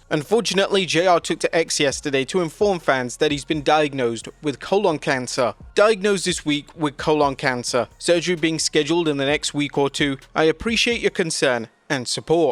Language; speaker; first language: English; native; English